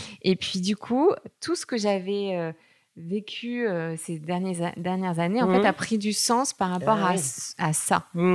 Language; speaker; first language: French; native; French